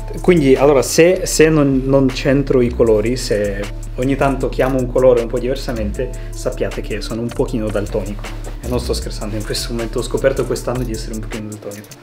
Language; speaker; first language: Italian; early bilingual, other home language; Russian